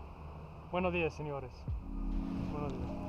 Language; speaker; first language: Spanish; non-native, learner; English